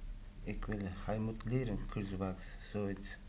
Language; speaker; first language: Dutch; non-native, learner; Turkish